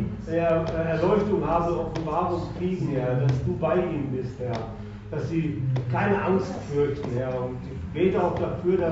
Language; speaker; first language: German; native; German